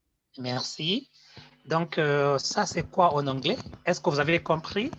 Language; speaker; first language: French; non-native, fluent; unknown